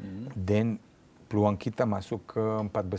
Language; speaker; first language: Indonesian; non-native, learner; Serbian